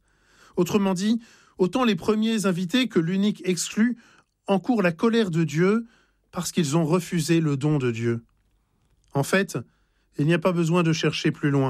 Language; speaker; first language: French; native; French